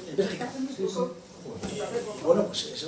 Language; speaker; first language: Spanish; native; Spanish